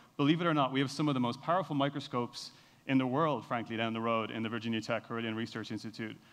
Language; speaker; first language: English; native; English